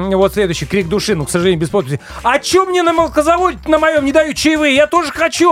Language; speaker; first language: Russian; native; Russian